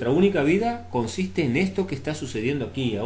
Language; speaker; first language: Spanish; native; Spanish